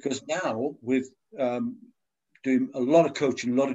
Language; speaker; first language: English; native; English